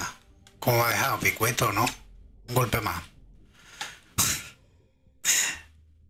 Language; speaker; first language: Spanish; native; Spanish